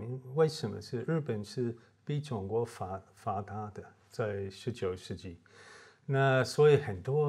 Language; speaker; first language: Chinese; non-native, fluent; English